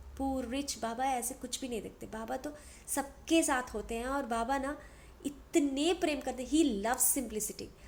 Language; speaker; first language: Hindi; non-native, local second language; Telugu